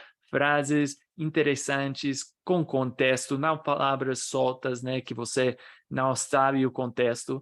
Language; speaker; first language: Portuguese; non-native, fluent; English